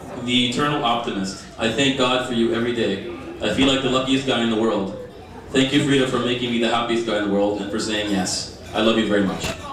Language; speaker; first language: English; early bilingual, other home language; Greek